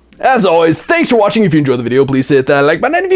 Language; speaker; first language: English; native; English